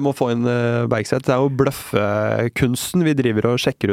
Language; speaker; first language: Norwegian; native; Norwegian